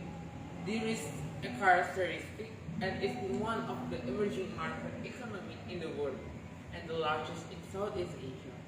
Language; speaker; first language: English; non-native, learner; Indonesian